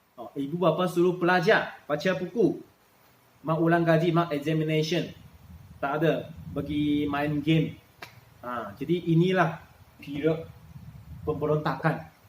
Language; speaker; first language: Malay; non-native, local second language; Chinese